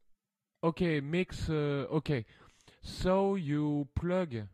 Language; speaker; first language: English; non-native, learner; French